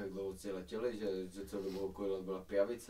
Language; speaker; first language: Czech; native; Czech